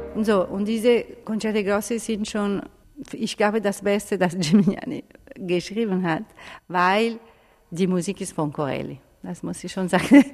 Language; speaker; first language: German; non-native, fluent; Italian